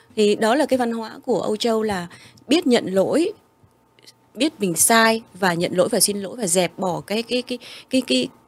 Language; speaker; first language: Vietnamese; early bilingual, heritage; Vietnamese